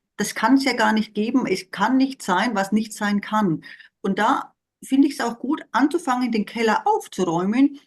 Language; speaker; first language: German; native; German